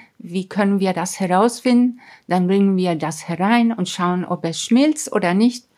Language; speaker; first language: German; non-native, fluent; Spanish